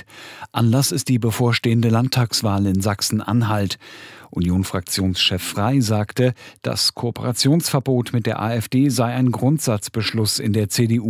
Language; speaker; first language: German; native; German